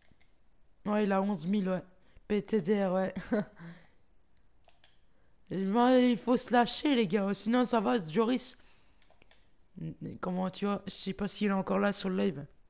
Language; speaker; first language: French; native; French